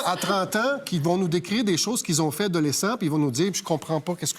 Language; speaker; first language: French; native; French